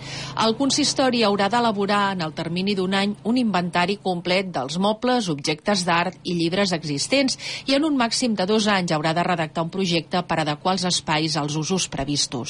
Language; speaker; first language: Catalan; native; Catalan